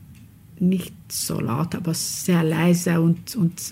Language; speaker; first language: German; non-native, fluent; Romany